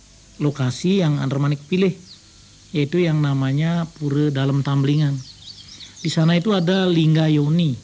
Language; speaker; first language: Indonesian; native; Indonesian